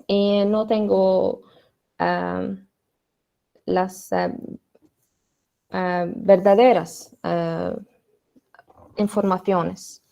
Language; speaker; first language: Spanish; non-native, learner; Arabic